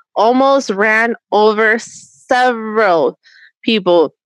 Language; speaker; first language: English; early bilingual, other home language; Spanish